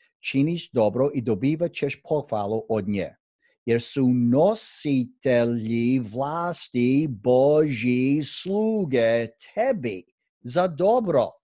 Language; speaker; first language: Croatian; early bilingual, heritage; Croatian